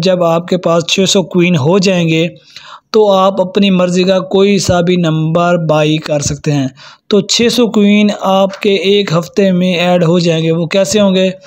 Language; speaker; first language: Urdu; non-native, local second language; Punjabi